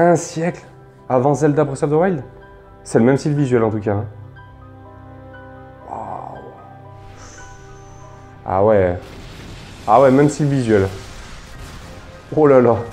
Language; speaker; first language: French; native; French